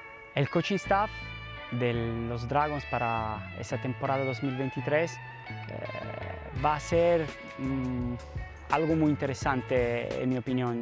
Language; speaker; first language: Spanish; non-native, fluent; Italian